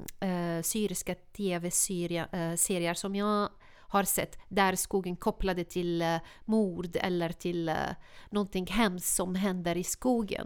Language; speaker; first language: Swedish; non-native, fluent; Arabic